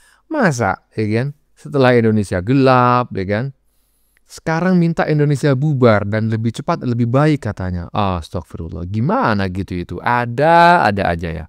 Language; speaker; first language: Indonesian; native; Indonesian